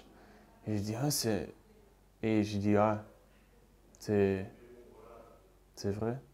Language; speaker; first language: French; non-native, local second language; Dutch